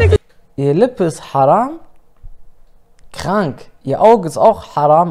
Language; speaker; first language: German; native; German